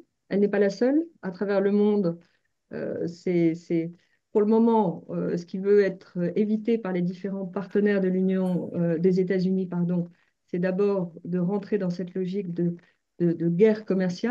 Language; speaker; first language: French; native; French